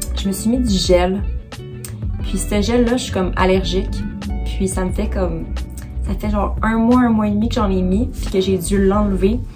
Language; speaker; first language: French; native; French